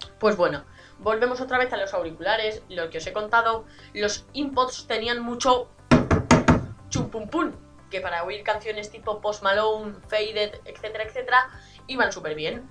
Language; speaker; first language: Spanish; native; Spanish